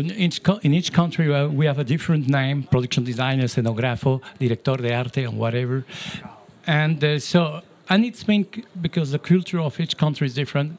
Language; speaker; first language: English; non-native, fluent; French